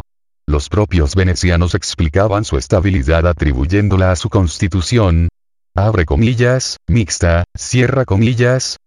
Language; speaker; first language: Spanish; native; Spanish